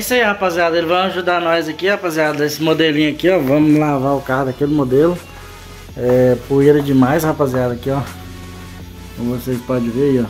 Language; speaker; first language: Portuguese; native; Portuguese